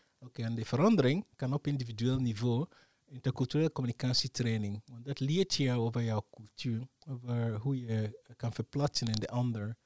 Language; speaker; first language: Dutch; non-native, fluent; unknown